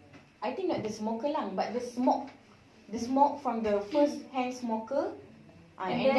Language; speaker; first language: English; non-native, learner; Malay